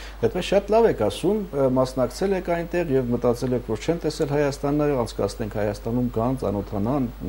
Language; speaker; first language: Armenian; native; Armenian